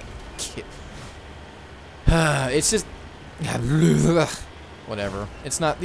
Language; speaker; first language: English; native; English